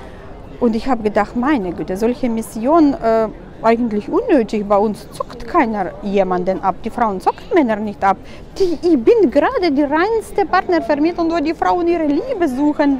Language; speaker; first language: German; non-native, fluent; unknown